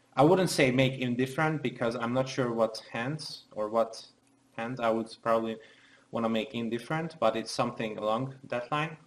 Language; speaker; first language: English; non-native, fluent; Hungarian